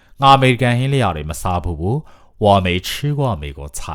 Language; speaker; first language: Chinese; non-native, fluent; Burmese